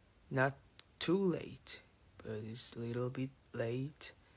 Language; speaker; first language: English; non-native, learner; Korean